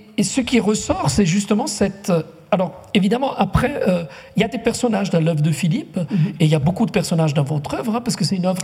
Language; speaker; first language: French; non-native, local second language; Italian